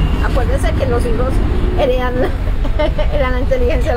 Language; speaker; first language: Spanish; native; Spanish